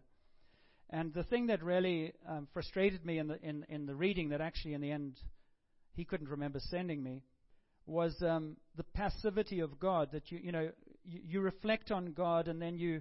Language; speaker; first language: English; native; English